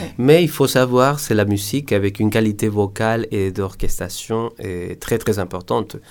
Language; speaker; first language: French; non-native, fluent; Spanish